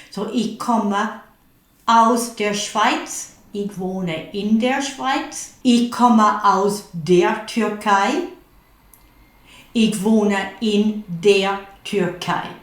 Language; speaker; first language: German; non-native, fluent; English